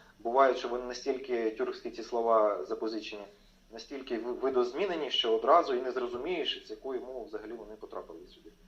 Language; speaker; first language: Ukrainian; non-native, local second language; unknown